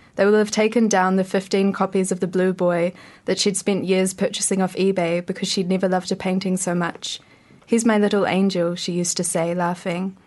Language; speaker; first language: English; native; English